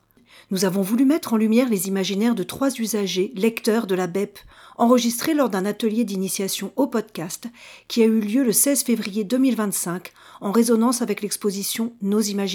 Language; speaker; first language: French; native; French